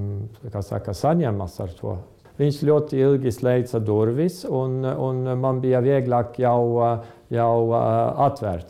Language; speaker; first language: Latvian; non-native, fluent; Estonian